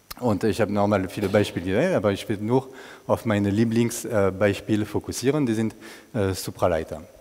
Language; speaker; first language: German; non-native, fluent; French